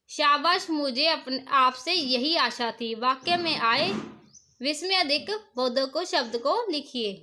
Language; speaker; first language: Hindi; non-native, local second language; Punjabi